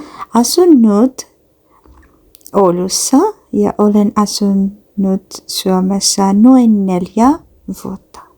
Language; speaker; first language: Finnish; non-native, learner; Bangla